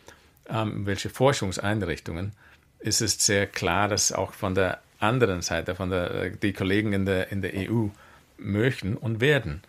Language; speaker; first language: German; non-native, fluent; English